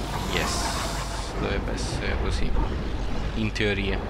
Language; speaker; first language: Italian; native; Italian